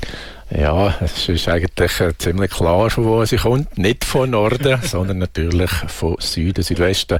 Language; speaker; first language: German; native; German